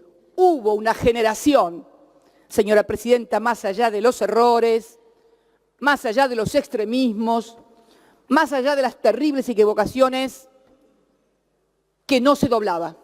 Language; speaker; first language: Spanish; native; Spanish